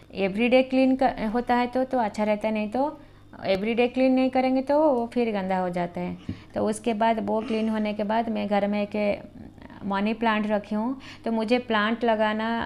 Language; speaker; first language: Hindi; non-native, local second language; Odia